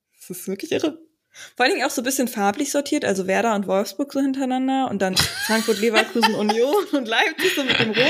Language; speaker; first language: German; native; German